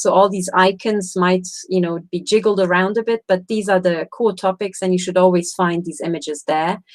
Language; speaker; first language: English; non-native, fluent; Romanian